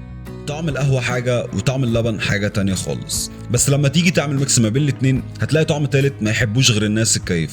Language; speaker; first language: Arabic; native; Arabic